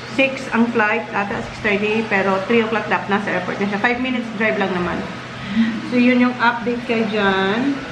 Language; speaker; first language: Filipino; non-native, local second language; Bikol